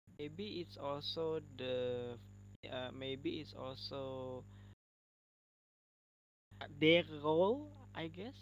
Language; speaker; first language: English; non-native, learner; Indonesian